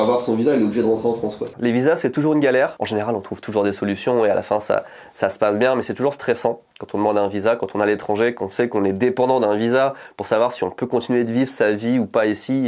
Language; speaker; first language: French; native; French